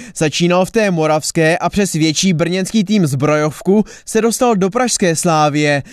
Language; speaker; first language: Czech; native; Czech